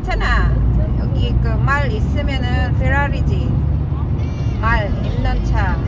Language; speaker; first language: Korean; non-native, fluent; Cebuano